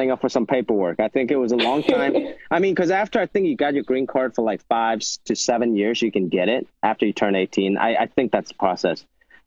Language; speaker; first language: English; non-native, local second language; Wu Chinese